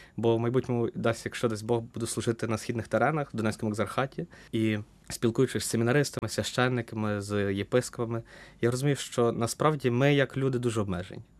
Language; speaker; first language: Ukrainian; native; Ukrainian